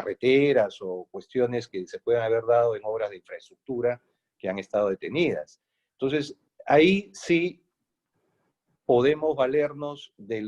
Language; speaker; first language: Spanish; native; Spanish